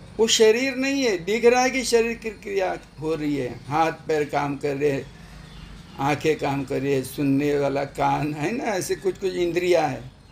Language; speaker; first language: Hindi; non-native, local second language; Marathi